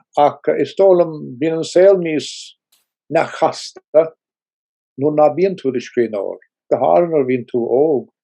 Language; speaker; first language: Irish; non-native, local second language; English